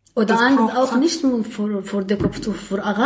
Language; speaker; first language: German; non-native, learner; Arabic